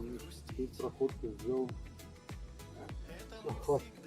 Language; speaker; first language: Russian; native; Russian